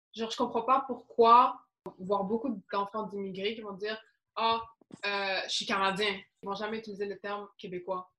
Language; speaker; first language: French; native; French